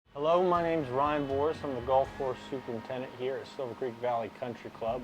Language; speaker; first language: English; native; English